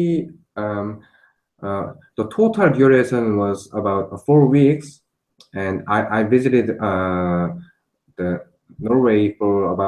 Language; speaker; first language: English; non-native, learner; Korean